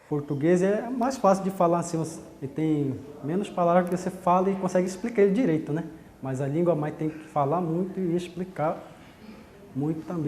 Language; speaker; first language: Portuguese; non-native, local second language; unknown